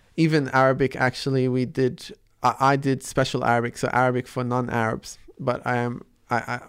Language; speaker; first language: English; early bilingual, other home language; Arabic